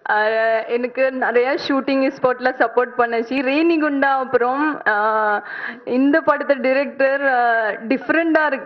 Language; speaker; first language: Tamil; non-native, learner; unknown